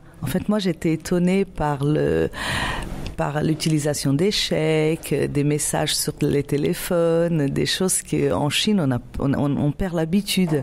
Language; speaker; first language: French; non-native, fluent; Portuguese